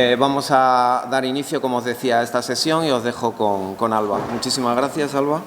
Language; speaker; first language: Spanish; native; Spanish